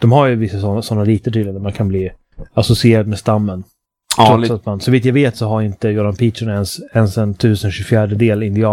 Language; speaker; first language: Swedish; native; Swedish